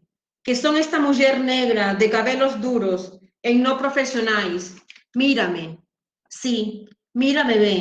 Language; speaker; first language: Galician; non-native, learner; Spanish